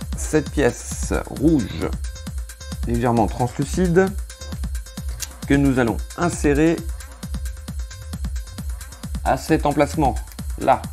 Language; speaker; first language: French; native; French